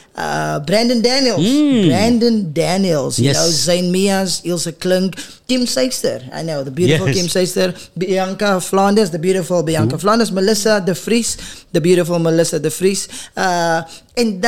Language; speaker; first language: English; non-native, local second language; Afrikaans